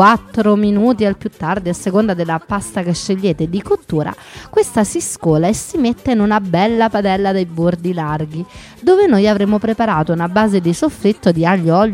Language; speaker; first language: Italian; native; Italian